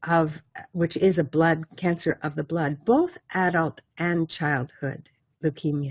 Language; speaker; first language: English; native; English